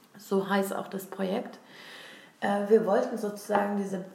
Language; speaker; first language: German; non-native, fluent; Turkish